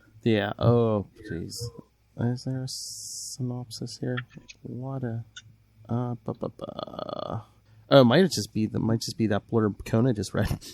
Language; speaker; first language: English; native; English